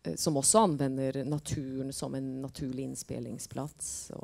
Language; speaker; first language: Swedish; non-native, fluent; Norwegian